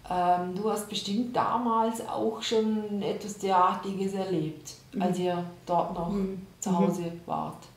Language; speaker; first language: German; native; German